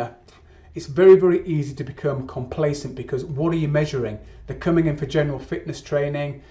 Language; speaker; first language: English; native; English